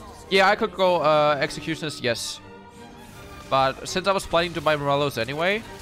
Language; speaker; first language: English; non-native, fluent; German